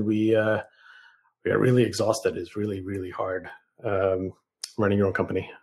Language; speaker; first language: English; early bilingual, other home language; Russian